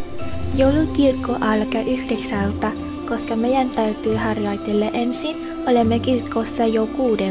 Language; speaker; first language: Finnish; non-native, learner; Vietnamese